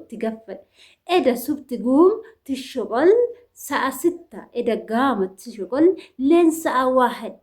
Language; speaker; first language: Arabic; non-native, learner; Oromo